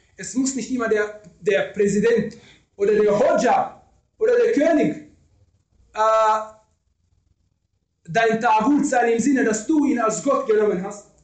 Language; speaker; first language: German; non-native, fluent; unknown